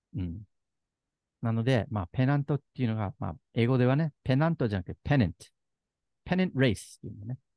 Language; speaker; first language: Japanese; native; Japanese